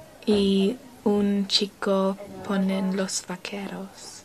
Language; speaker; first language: Spanish; non-native, learner; English